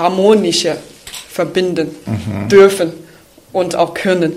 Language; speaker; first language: German; non-native, fluent; Chinese